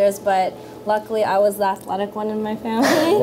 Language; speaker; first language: English; early bilingual, other home language; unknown